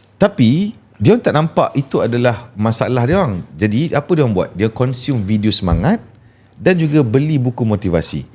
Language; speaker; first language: Malay; native; Malay